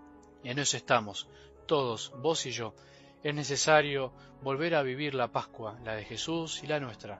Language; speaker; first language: Spanish; native; Spanish